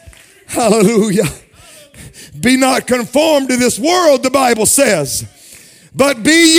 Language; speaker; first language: English; native; English